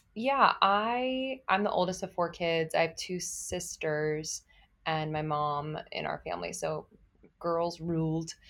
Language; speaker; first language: English; native; English